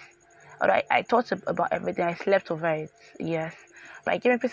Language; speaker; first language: English; non-native, local second language; Yoruba